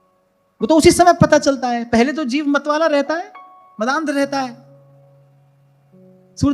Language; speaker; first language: Hindi; native; Hindi